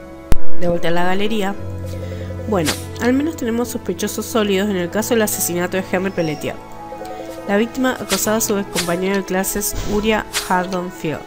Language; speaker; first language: Spanish; native; Spanish